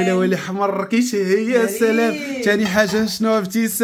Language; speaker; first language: Arabic; native; Arabic